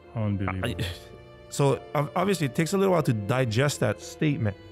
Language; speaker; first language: English; native; English